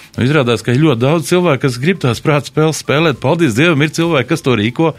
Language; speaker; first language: Latvian; native; Latvian